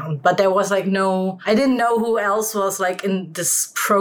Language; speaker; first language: English; non-native, fluent; German